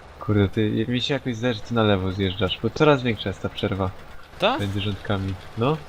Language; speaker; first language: Polish; native; Polish